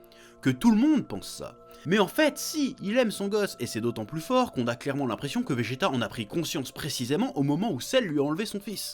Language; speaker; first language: French; native; French